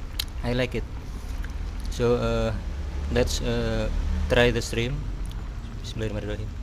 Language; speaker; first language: English; non-native, learner; Indonesian